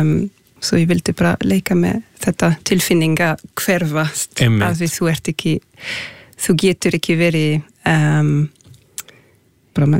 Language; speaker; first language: Icelandic; non-native, fluent; French